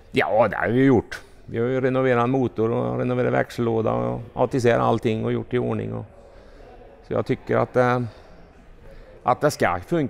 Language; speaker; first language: Swedish; native; Swedish